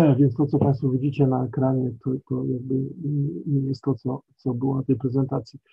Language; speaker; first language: Polish; native; Polish